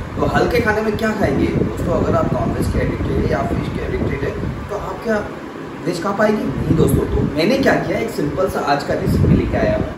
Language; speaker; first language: Hindi; non-native, local second language; Bangla